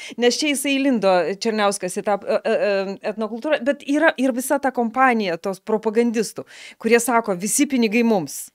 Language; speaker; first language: Lithuanian; native; Lithuanian